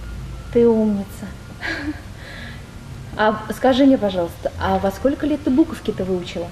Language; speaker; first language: Russian; native; Russian